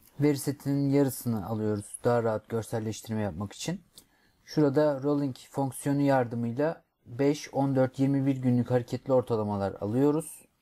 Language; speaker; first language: Turkish; native; Turkish